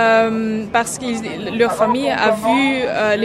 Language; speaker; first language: French; non-native, fluent; Persian